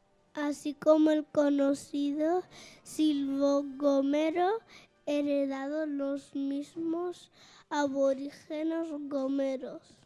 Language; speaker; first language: Spanish; native; Spanish